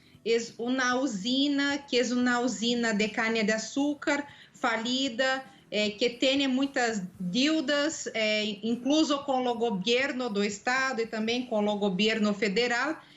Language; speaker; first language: Portuguese; non-native, local second language; Spanish